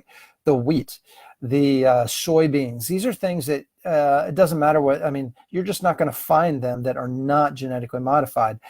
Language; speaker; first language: English; native; English